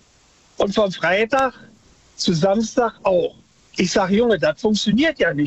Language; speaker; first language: German; native; German